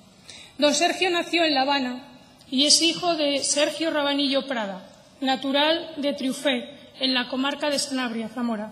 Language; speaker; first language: Spanish; native; Spanish